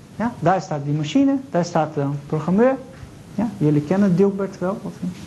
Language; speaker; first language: Dutch; non-native, fluent; Portuguese